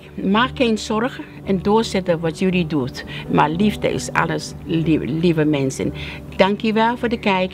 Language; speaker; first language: Dutch; non-native, learner; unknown